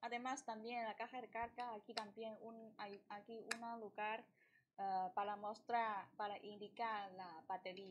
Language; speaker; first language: Spanish; non-native, learner; Chinese